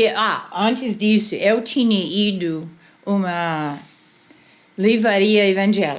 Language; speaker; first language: Portuguese; non-native, fluent; English